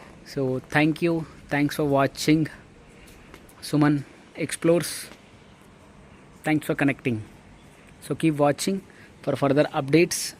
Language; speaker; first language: English; non-native, local second language; Telugu